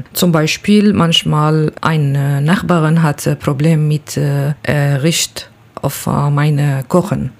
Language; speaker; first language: German; non-native, learner; Kurdish